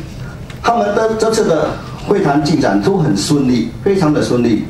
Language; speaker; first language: Chinese; native; Chinese